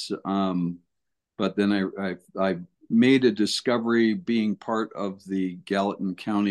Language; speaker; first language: English; native; English